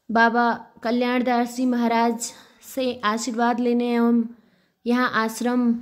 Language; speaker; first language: Hindi; native; Hindi